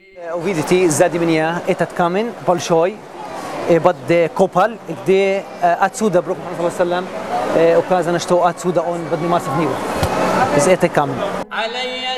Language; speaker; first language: Russian; non-native, learner; Arabic